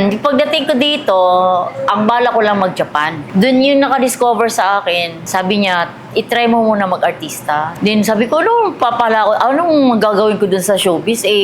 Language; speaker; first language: Filipino; non-native, local second language; Cebuano